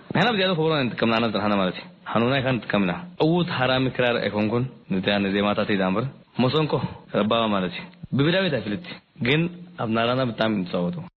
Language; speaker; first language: Tigrinya; non-native, local second language; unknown